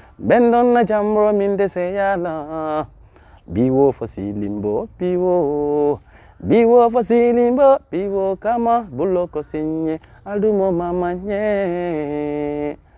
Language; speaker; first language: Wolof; non-native, local second language; Mandingo